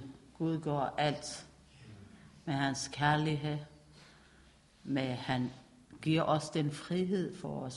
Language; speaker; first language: Danish; non-native, learner; Persian